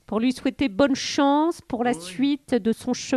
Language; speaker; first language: French; native; French